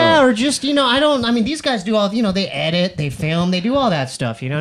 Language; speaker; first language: English; native; English